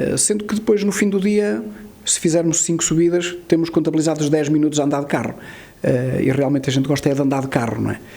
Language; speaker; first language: Portuguese; early bilingual, heritage; Portuguese